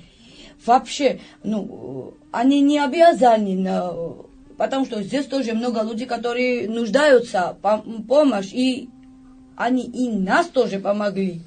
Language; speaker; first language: Russian; non-native, fluent; Georgian